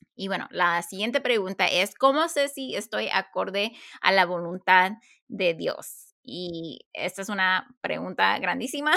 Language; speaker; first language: Spanish; early bilingual, heritage; Spanish